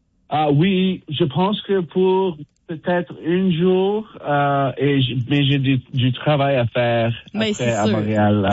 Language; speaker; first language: French; non-native, fluent; English